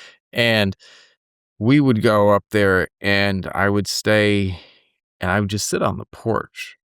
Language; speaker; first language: English; native; English